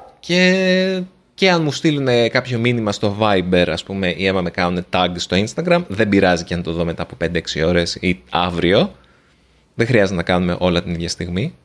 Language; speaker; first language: Greek; native; Greek